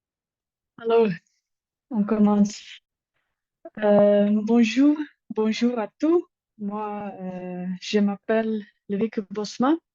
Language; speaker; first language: French; non-native, learner; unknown